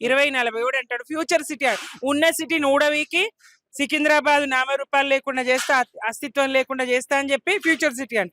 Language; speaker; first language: Telugu; native; Telugu